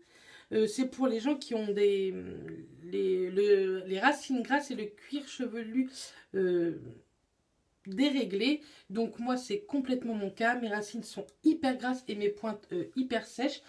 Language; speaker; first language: French; native; French